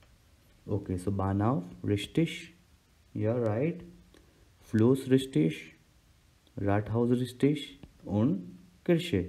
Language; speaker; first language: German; non-native, learner; Hindi